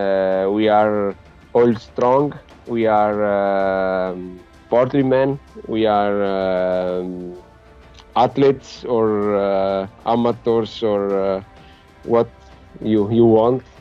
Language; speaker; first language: English; non-native, fluent; Italian